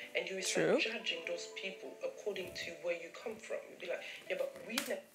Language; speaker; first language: English; early bilingual, other home language; German